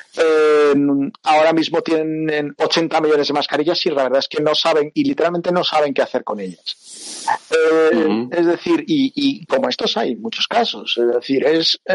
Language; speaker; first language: Spanish; early bilingual, other home language; Portuguese